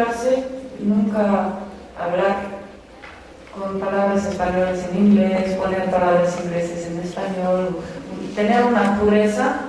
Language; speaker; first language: Spanish; non-native, fluent; Romanian